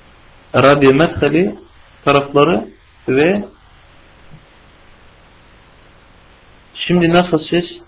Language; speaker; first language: Turkish; non-native, fluent; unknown